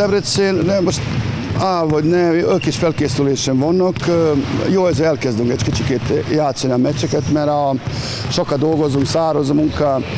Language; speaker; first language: Hungarian; non-native, learner; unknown